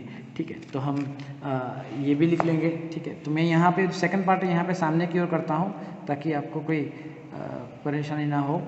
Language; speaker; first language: Hindi; native; Hindi